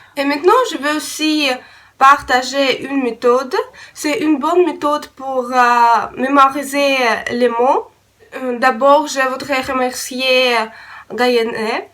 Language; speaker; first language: French; non-native, learner; Russian